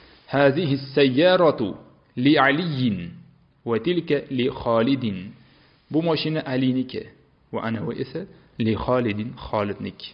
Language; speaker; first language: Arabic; non-native, fluent; Uzbek